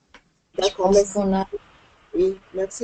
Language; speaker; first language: French; non-native, fluent; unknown